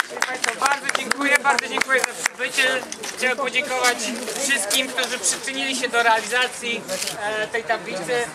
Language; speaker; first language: Polish; native; Polish